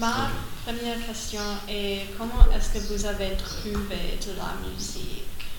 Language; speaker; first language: French; non-native, learner; English